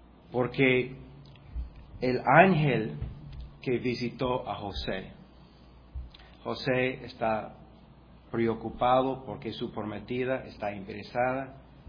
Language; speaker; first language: Spanish; non-native, fluent; English